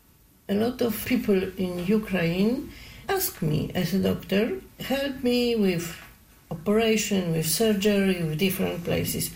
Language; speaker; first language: English; non-native, learner; Polish